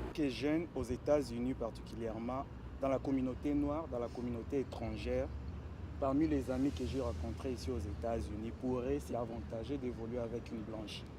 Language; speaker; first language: French; non-native, local second language; Lingala